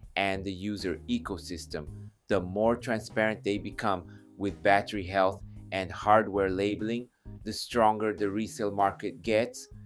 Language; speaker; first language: English; non-native, fluent; Japanese